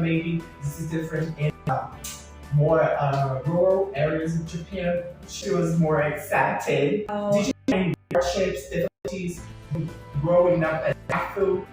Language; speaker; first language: English; non-native, fluent; Portuguese